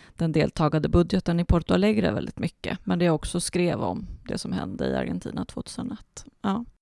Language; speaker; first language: Swedish; early bilingual, other home language; Spanish